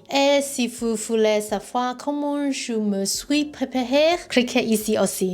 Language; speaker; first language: French; non-native, learner; Cantonese